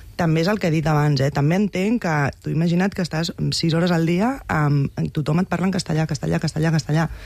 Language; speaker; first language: Catalan; native; Catalan